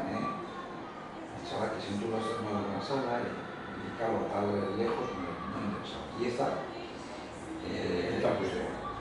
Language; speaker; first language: Spanish; native; Spanish